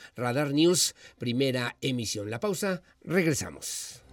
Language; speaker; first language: Spanish; native; Spanish